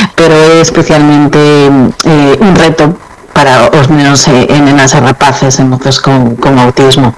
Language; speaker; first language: Galician; non-native, local second language; Spanish